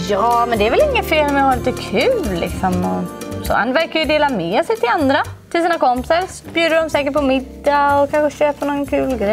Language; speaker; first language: Swedish; native; Swedish